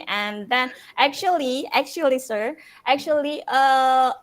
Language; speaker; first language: English; non-native, learner; Indonesian